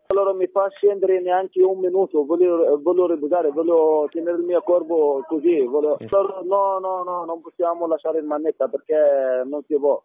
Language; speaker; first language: Italian; non-native, learner; Arabic